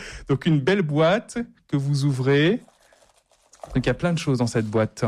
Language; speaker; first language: French; native; French